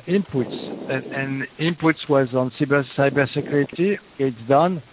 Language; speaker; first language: English; non-native, fluent; French